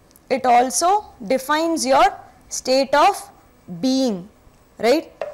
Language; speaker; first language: English; non-native, local second language; Tamil